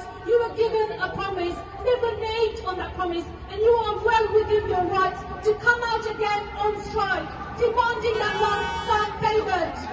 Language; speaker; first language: English; native; English